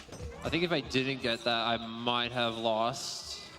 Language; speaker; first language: English; native; English